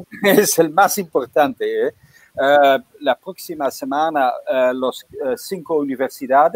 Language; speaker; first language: Spanish; non-native, fluent; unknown